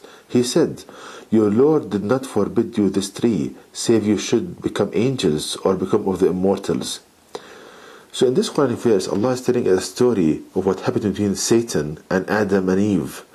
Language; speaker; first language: English; non-native, fluent; Arabic